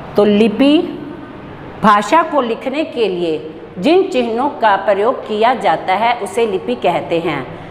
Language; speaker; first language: Hindi; native; Hindi